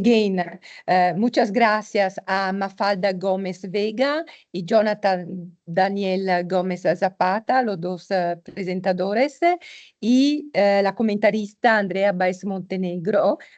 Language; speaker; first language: Spanish; non-native, fluent; Italian